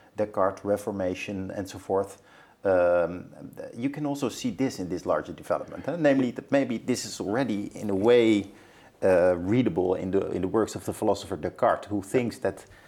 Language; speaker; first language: English; non-native, fluent; Dutch